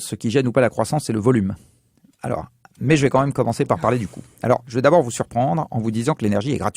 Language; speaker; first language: French; native; French